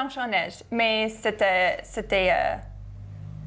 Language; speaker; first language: French; non-native, fluent; English